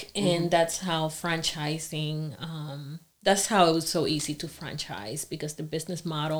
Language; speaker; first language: English; non-native, fluent; Spanish